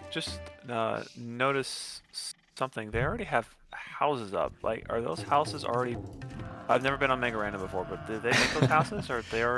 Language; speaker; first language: English; native; English